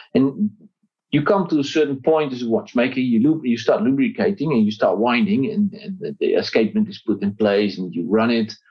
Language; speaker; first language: English; non-native, fluent; Dutch